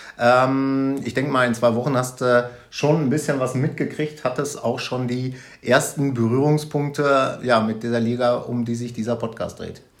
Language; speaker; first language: German; native; German